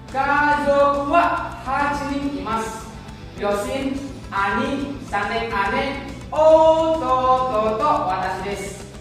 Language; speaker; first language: Japanese; non-native, learner; Indonesian